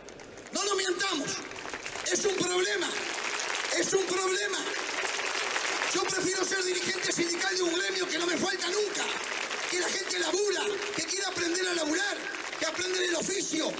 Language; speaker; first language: Spanish; native; Spanish